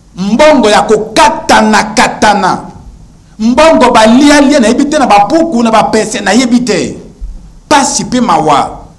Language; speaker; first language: Lingala; native; Lingala